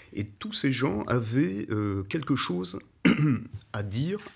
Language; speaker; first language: French; native; French